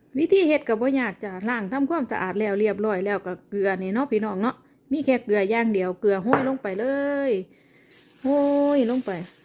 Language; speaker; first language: Thai; native; Thai